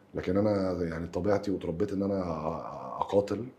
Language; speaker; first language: Arabic; native; Arabic